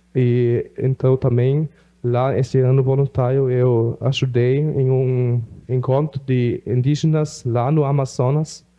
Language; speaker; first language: Portuguese; non-native, local second language; German